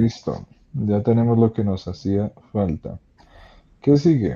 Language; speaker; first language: Spanish; native; Spanish